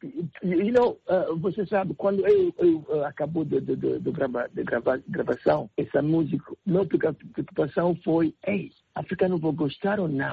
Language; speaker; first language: Portuguese; non-native, learner; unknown